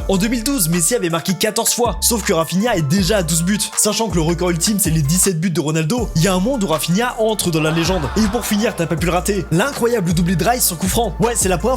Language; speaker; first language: French; native; French